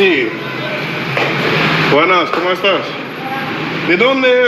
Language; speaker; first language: Spanish; non-native, learner; English